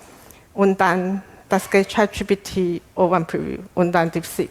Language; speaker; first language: German; non-native, learner; Chinese